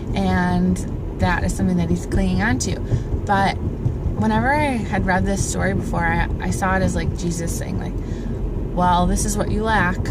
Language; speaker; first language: English; native; English